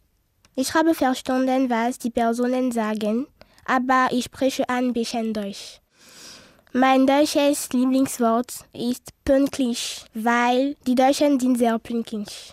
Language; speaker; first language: German; non-native, learner; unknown